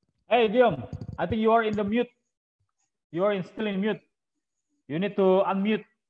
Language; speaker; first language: English; non-native, fluent; Indonesian